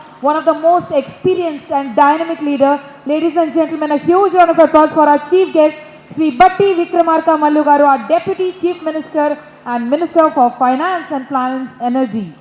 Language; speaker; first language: English; non-native, local second language; Telugu